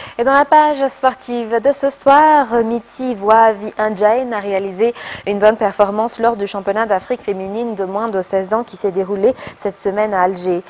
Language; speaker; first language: French; non-native, local second language; Malagasy